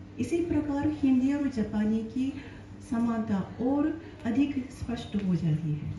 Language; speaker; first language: Hindi; non-native, learner; Japanese